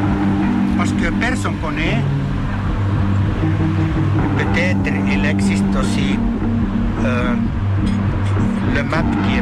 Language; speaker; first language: French; non-native, learner; Finnish